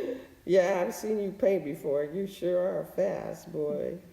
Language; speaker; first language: English; native; English